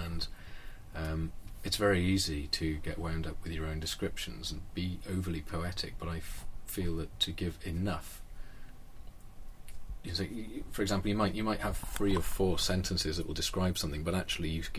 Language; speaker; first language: English; native; English